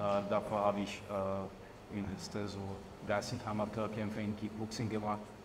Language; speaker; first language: German; non-native, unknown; Slovak